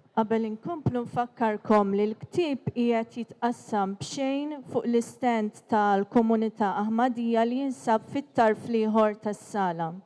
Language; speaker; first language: Maltese; native; Maltese